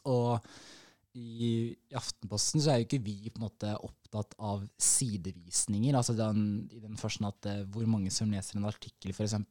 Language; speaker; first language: Norwegian; early bilingual, other home language; Somali